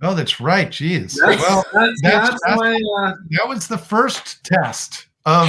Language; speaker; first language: English; native; English